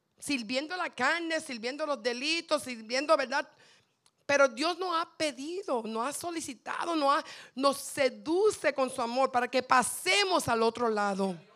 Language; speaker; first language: Spanish; native; Spanish